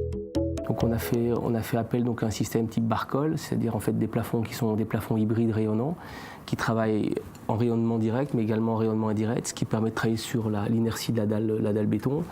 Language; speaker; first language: French; native; French